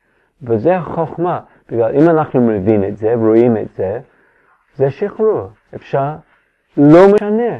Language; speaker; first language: Hebrew; non-native, fluent; English